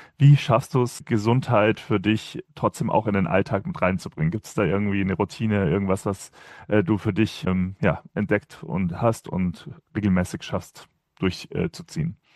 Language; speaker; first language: German; native; German